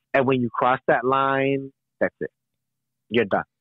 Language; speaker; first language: English; native; English